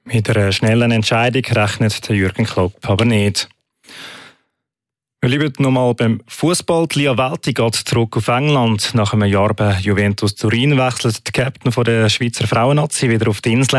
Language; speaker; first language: German; native; German